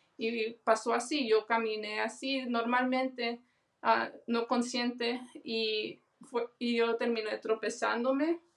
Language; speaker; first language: Spanish; early bilingual, heritage; Spanish